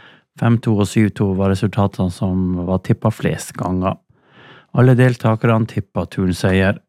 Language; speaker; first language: Norwegian; native; Norwegian